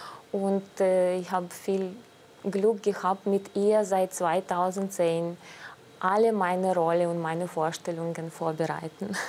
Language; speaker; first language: German; non-native, fluent; Russian